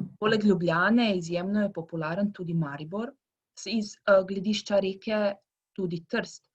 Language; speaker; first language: Slovenian; early bilingual, heritage; Croatian